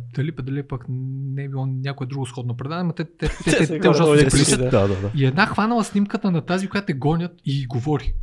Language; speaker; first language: Bulgarian; native; Bulgarian